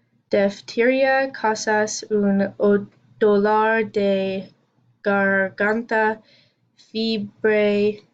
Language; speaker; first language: Spanish; non-native, learner; English